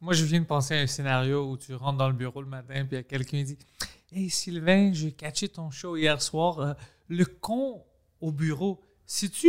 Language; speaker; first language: French; non-native, local second language; English